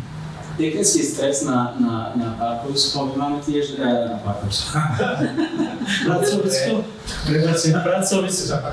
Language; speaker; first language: Slovak; non-native, fluent; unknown